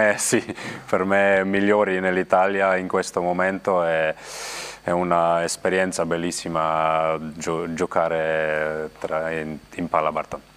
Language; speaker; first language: Italian; non-native, learner; Slovenian